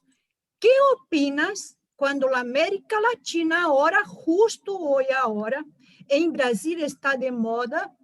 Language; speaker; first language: Spanish; non-native, fluent; Portuguese